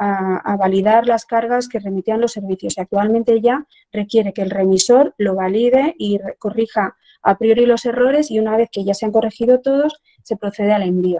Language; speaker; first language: Spanish; native; Spanish